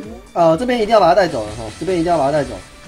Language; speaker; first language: Chinese; native; Chinese